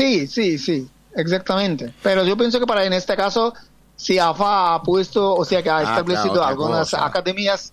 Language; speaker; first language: Spanish; non-native, fluent; Bangla